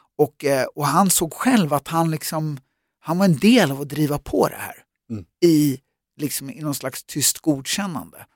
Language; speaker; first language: Swedish; native; Swedish